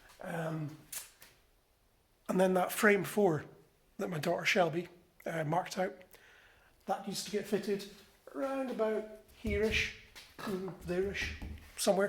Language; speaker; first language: English; native; English